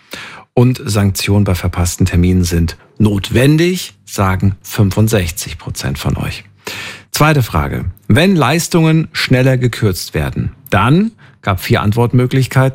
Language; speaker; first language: German; native; German